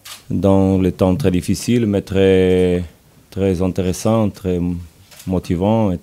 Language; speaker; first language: French; non-native, learner; Portuguese